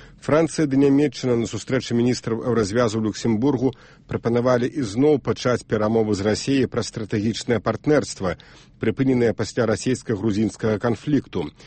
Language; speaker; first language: Belarusian; native; Belarusian